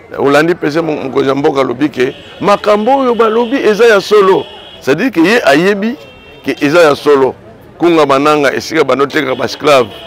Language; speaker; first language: Lingala; non-native, local second language; Kongo